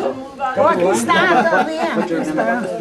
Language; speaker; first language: Spanish; early bilingual, heritage; Spanish